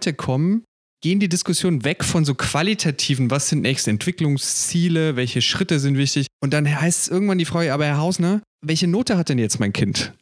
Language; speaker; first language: German; native; German